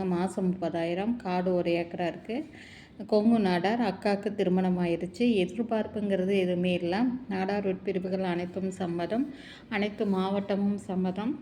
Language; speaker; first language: Tamil; native; Tamil